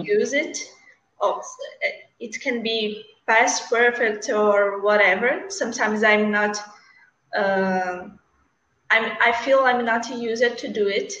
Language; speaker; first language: English; non-native, learner; Portuguese